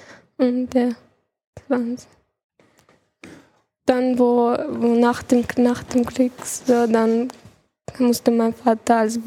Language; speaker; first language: German; early bilingual, other home language; Chechen